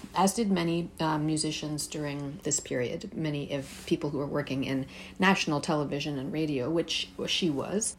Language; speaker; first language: English; early bilingual, heritage; Persian